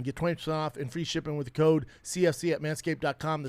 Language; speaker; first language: English; native; English